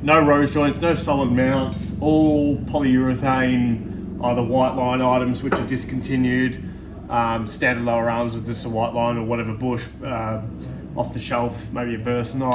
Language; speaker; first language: English; native; English